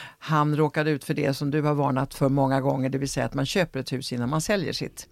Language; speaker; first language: Swedish; early bilingual, other home language; Italian